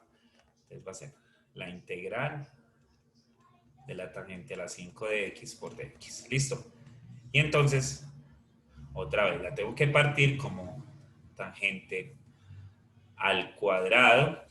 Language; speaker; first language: Spanish; native; Spanish